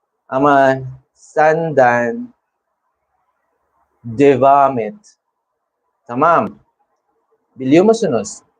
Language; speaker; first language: Turkish; non-native, learner; Filipino